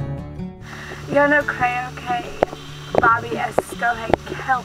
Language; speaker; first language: Spanish; non-native, learner; English